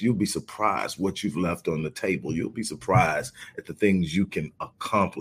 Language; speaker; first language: English; native; English